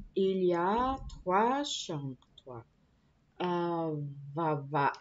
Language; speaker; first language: French; non-native, learner; Portuguese